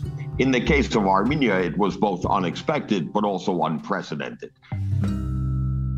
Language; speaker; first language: English; native; English